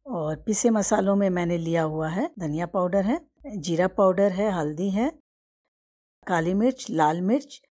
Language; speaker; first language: Hindi; native; Hindi